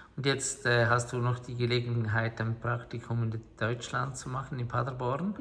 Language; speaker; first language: German; native; German